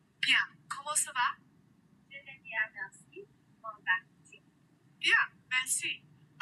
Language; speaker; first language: French; non-native, learner; English